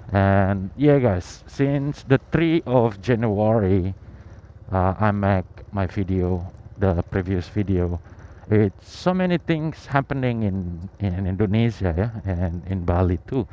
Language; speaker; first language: English; non-native, learner; Indonesian